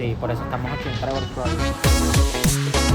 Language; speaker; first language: Spanish; native; Spanish